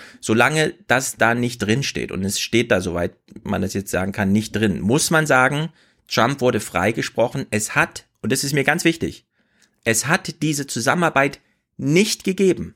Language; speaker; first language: German; native; German